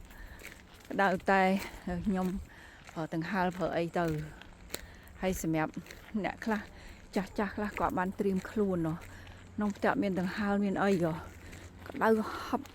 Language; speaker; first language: Khmer; native; Khmer